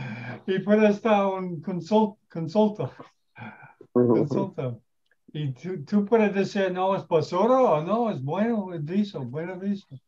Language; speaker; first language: Spanish; non-native, learner; English